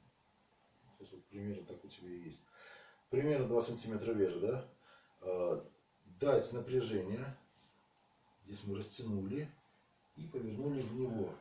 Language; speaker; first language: Russian; native; Russian